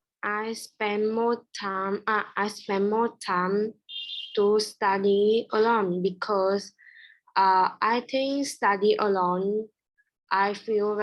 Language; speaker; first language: English; non-native, learner; Vietnamese